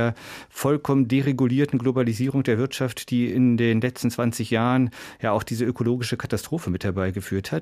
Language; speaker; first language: German; native; German